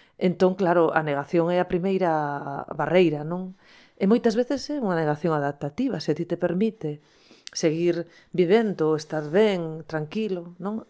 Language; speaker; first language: Galician; non-native, local second language; Spanish